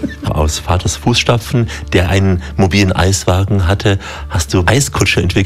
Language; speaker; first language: German; native; German